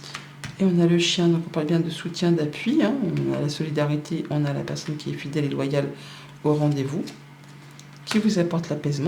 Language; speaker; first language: French; native; French